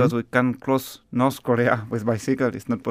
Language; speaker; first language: English; non-native, learner; French